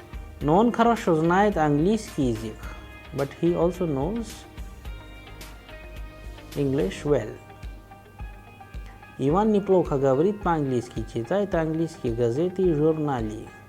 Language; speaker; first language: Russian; non-native, fluent; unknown